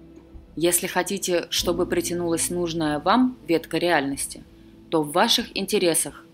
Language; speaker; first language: Russian; native; Russian